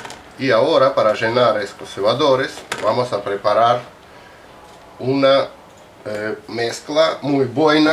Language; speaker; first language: Spanish; non-native, fluent; Russian